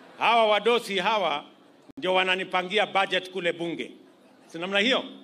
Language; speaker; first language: Swahili; non-native, local second language; Kalenjin